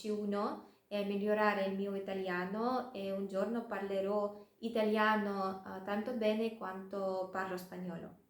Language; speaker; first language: Italian; non-native, fluent; Russian